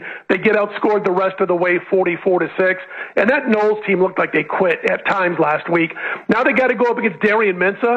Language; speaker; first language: English; native; English